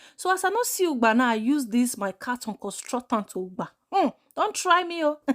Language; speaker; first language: Nigerian Pidgin; non-native, local second language; Igbo